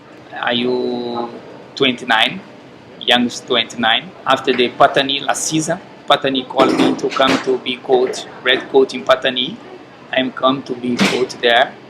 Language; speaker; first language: English; non-native, learner; Portuguese